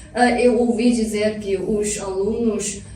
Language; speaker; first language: Portuguese; non-native, fluent; Chinese